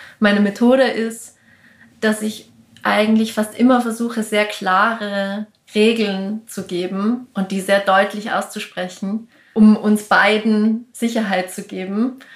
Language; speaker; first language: German; native; German